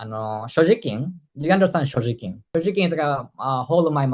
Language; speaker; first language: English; non-native, fluent; Japanese